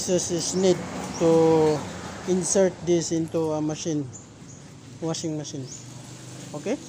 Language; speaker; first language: English; non-native, learner; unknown